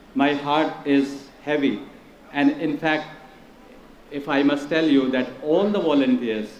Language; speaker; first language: English; non-native, local second language; Urdu